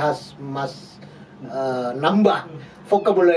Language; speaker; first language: English; non-native, learner; Indonesian